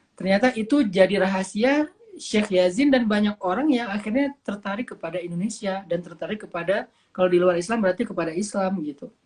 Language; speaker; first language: Indonesian; native; Indonesian